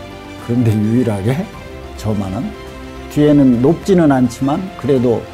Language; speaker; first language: Korean; native; Korean